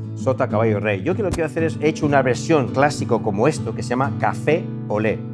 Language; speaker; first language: Spanish; early bilingual, heritage; Spanish